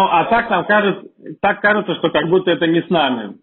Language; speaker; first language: Russian; native; Russian